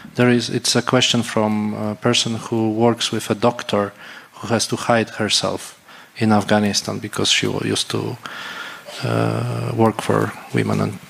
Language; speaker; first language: English; non-native, fluent; Polish